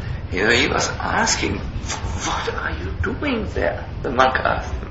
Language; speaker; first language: English; non-native, fluent; German